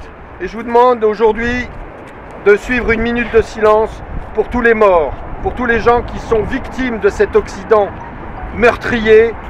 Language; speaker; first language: French; native; French